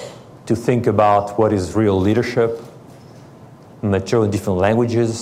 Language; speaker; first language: English; non-native, fluent; French